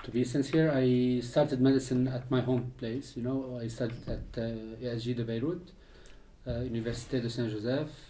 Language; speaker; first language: English; non-native, fluent; Arabic